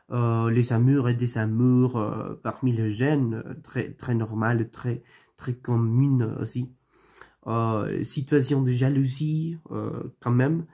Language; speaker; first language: French; non-native, learner; Spanish